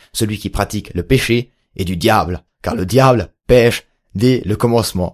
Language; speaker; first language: French; native; French